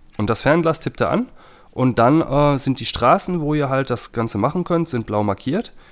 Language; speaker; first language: German; native; German